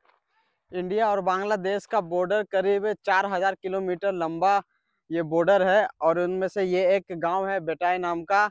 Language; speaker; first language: Hindi; native; Hindi